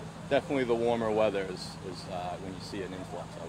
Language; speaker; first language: English; native; English